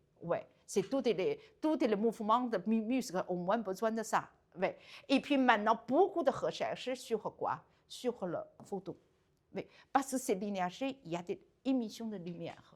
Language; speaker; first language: French; non-native, learner; Chinese